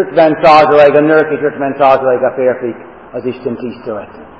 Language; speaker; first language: Hungarian; non-native, fluent; English